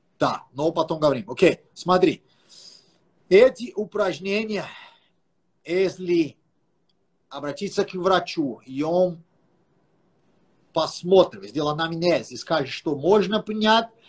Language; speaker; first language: Russian; non-native, fluent; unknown